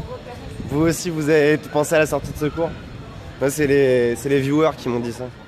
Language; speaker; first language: French; native; French